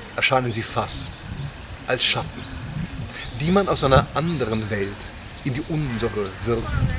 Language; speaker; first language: German; native; German